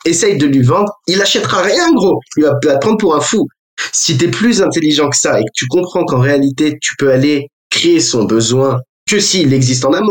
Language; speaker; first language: French; native; French